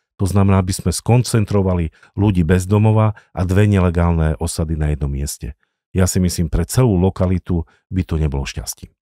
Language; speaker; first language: Slovak; native; Slovak